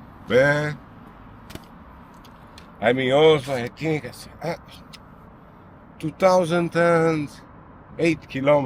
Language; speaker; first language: English; non-native, learner; Portuguese